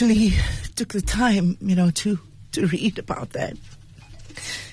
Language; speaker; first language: English; native; English